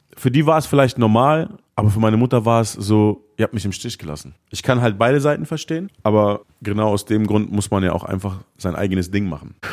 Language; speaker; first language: German; early bilingual, other home language; Arabic